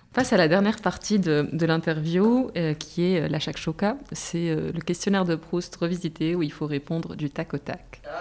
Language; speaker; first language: French; native; French